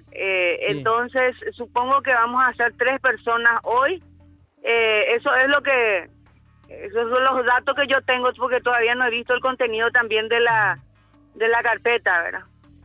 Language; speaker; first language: Spanish; native; Spanish